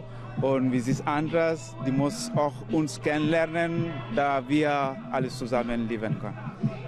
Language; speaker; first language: German; non-native, learner; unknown